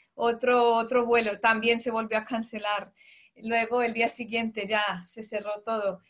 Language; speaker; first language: Spanish; early bilingual, heritage; Spanish